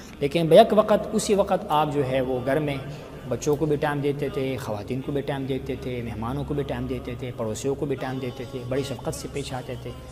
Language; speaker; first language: Urdu; non-native, local second language; Pashto